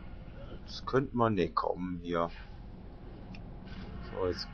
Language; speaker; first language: German; native; German